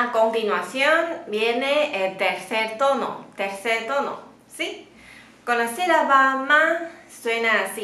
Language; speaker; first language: Spanish; non-native, fluent; Chinese